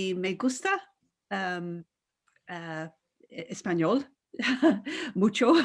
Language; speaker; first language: Spanish; non-native, learner; English